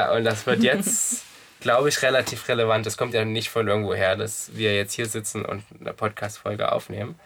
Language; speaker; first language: German; native; German